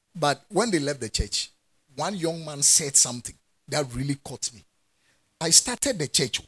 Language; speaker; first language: English; non-native, local second language; Akan